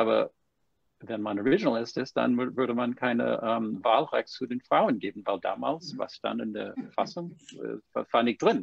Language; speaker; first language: German; non-native, fluent; English